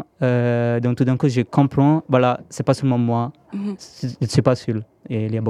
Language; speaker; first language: French; non-native, fluent; Tamil